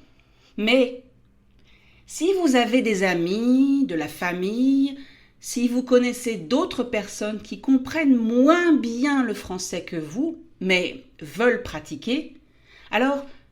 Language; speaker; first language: French; native; French